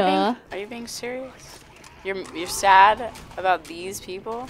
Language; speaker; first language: English; native; English